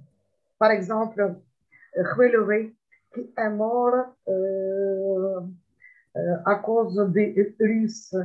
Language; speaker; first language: French; non-native, fluent; Ukrainian